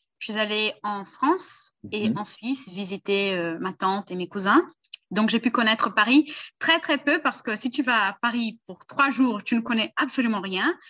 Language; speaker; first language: French; early bilingual, heritage; Portuguese